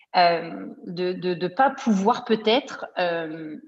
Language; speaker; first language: French; native; French